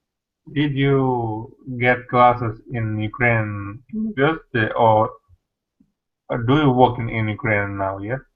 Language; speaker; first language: English; non-native, learner; Russian